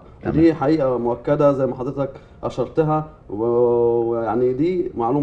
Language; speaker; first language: Arabic; native; Arabic